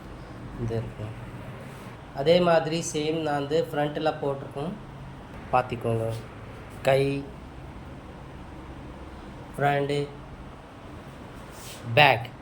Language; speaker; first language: Tamil; non-native, local second language; Urdu